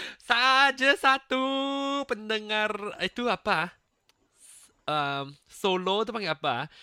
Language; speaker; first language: Malay; non-native, local second language; Chinese